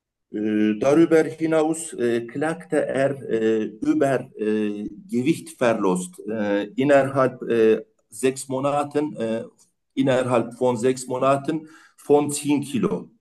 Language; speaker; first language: German; non-native, learner; Turkish